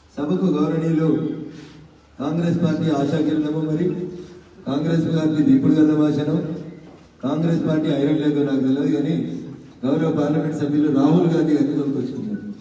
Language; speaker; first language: Telugu; native; Telugu